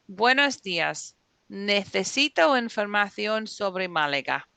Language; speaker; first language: Spanish; non-native, fluent; English